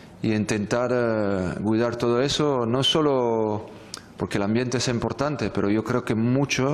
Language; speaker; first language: Spanish; non-native, fluent; French